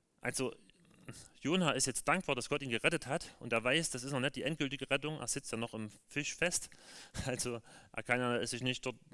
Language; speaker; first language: German; native; German